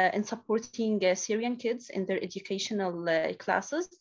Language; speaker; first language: English; non-native, learner; Arabic